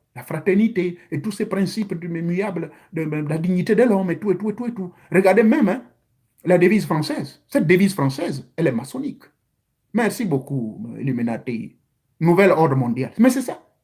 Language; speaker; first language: French; non-native, local second language; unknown